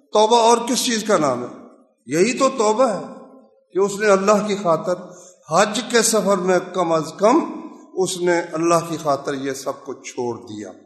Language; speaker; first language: Urdu; non-native, local second language; Punjabi